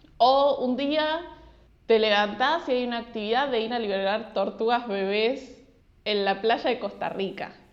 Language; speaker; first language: Spanish; native; Spanish